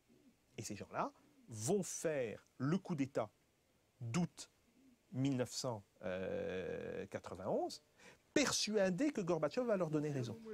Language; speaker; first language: French; native; French